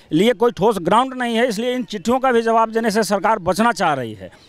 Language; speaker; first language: Hindi; native; Hindi